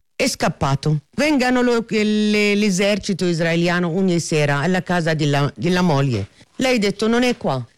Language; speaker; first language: Italian; non-native, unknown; Arabic